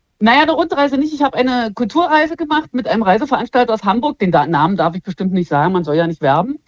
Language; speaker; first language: German; native; German